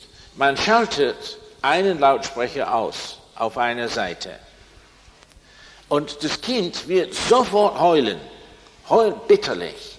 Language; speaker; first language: German; non-native, fluent; English